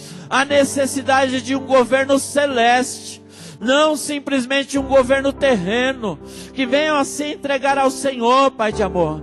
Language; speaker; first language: Portuguese; native; Portuguese